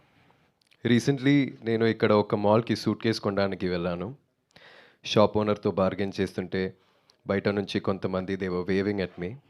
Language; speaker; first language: Telugu; non-native, local second language; Tamil